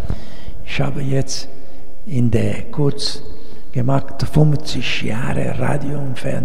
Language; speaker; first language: German; non-native, learner; Italian